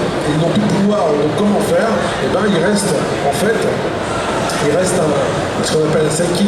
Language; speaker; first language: French; native; French